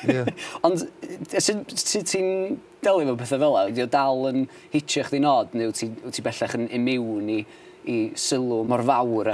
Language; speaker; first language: Welsh; native; Welsh